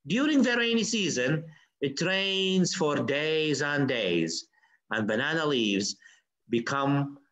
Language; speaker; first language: English; non-native, fluent; Arabic